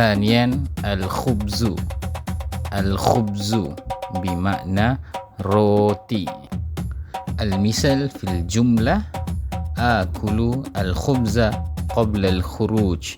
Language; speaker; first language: Arabic; non-native, fluent; Malay